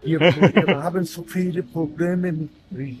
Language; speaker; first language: German; non-native, learner; Persian